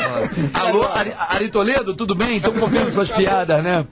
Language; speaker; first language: Portuguese; native; Portuguese